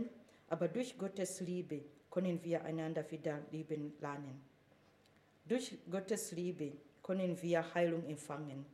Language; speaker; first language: German; non-native, fluent; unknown